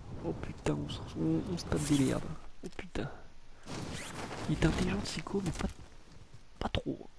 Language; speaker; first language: French; native; French